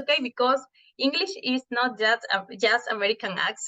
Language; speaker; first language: English; non-native, fluent; Spanish